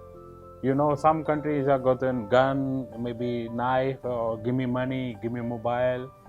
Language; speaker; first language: English; non-native, learner; Urdu